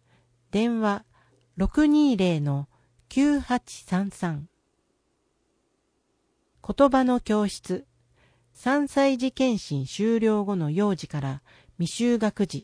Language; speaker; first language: Japanese; native; Japanese